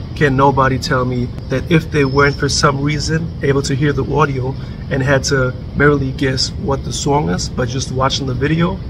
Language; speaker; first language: English; native; English